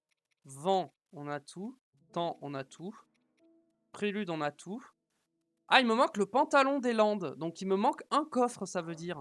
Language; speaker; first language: French; native; French